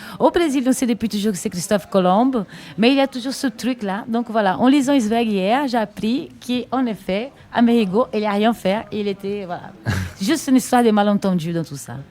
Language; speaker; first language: French; non-native, fluent; Portuguese